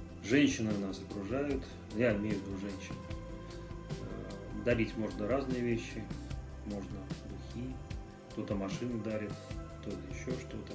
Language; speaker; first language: Russian; native; Russian